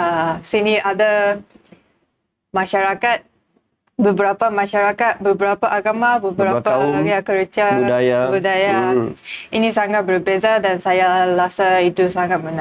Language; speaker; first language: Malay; non-native, learner; Japanese